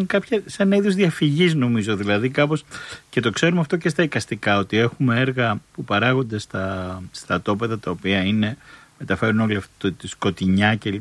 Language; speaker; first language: Greek; native; Greek